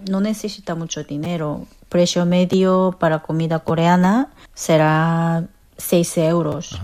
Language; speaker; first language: Spanish; non-native, fluent; Korean